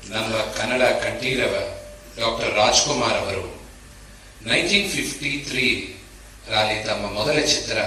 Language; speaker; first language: Kannada; non-native, local second language; Telugu